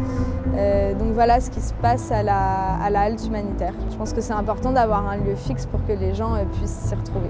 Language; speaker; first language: French; native; French